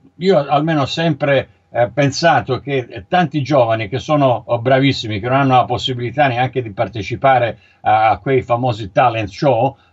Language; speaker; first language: Italian; native; Italian